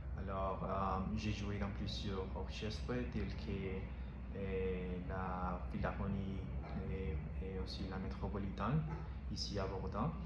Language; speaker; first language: French; non-native, learner; Spanish